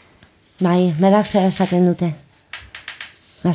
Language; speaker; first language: Basque; non-native, local second language; Spanish